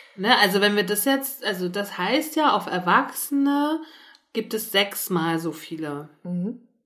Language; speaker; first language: German; native; German